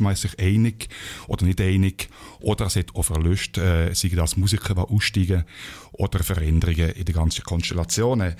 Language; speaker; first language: German; native; German